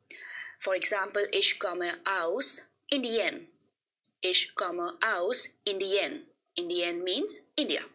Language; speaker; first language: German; non-native, fluent; Hindi